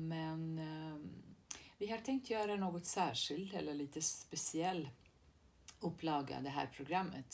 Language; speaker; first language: Swedish; non-native, fluent; Serbian